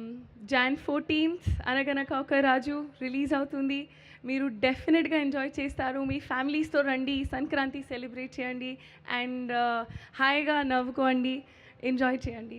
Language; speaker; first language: Telugu; non-native, learner; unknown